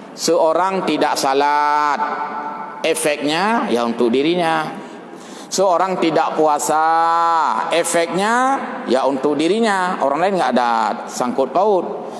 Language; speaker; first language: Malay; non-native, local second language; Achinese